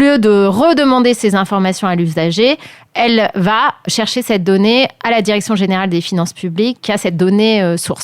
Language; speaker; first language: French; native; French